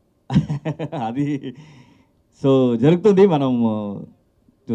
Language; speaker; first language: Telugu; non-native, local second language; Kannada